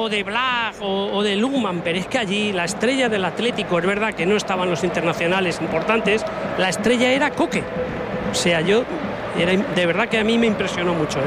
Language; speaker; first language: Spanish; native; Spanish